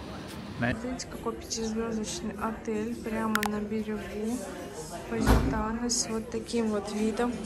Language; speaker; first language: Russian; native; Russian